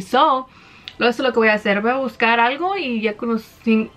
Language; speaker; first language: Spanish; early bilingual, heritage; Spanish